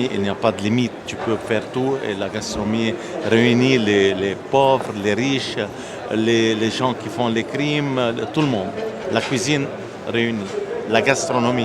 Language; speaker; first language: French; non-native, local second language; Arabic